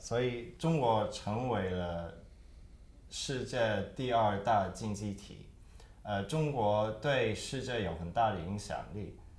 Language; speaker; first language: Chinese; early bilingual, heritage; Chinese